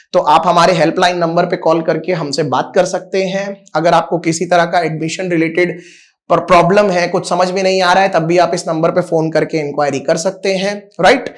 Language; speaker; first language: Hindi; non-native, local second language; Marathi